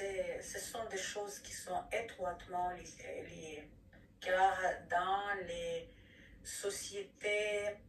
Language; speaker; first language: French; non-native, fluent; Ukrainian